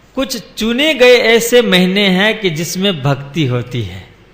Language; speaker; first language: Hindi; non-native, local second language; Gujarati